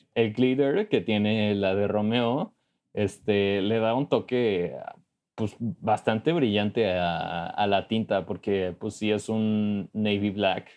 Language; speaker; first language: Spanish; native; Spanish